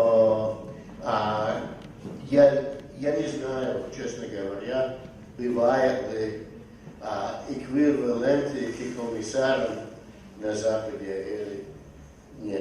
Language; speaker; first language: Russian; non-native, fluent; English